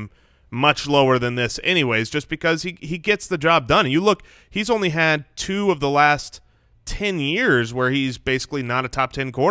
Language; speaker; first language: English; native; English